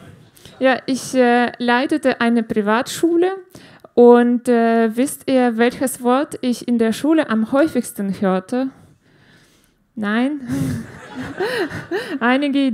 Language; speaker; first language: German; non-native, fluent; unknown